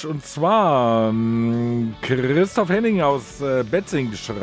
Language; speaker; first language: German; native; German